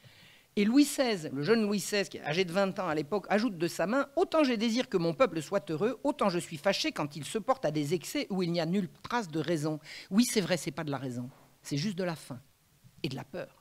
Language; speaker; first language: French; native; French